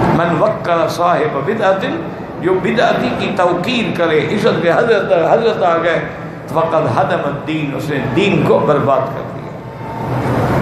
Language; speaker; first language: Urdu; native; Urdu